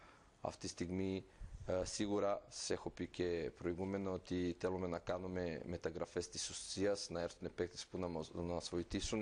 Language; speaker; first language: Greek; non-native, fluent; Serbian